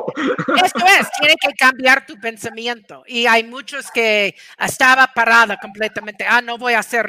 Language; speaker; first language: Spanish; non-native, fluent; English